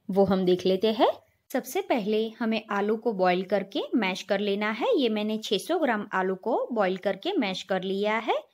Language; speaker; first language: Hindi; non-native, local second language; Gujarati